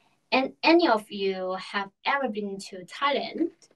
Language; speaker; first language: English; non-native, learner; Korean